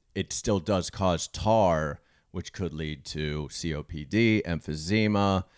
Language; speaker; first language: English; native; English